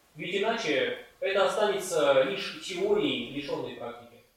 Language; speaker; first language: Russian; native; Russian